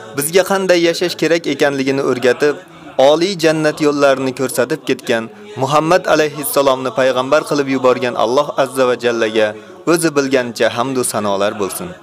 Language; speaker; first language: Uzbek; native; Uzbek